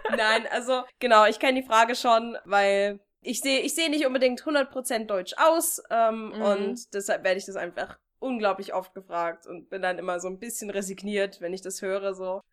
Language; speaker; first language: German; native; German